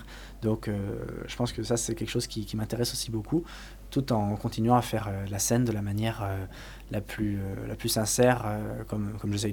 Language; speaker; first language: French; native; French